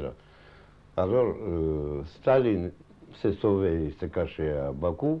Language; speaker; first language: French; non-native, fluent; Russian